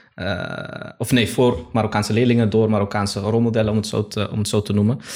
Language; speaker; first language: Dutch; early bilingual, other home language; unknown